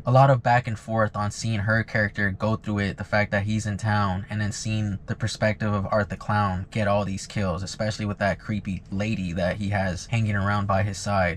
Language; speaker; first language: English; native; English